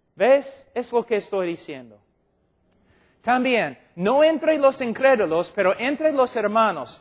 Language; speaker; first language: Spanish; non-native, fluent; English